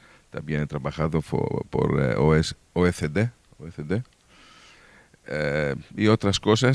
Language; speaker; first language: Spanish; non-native, learner; Greek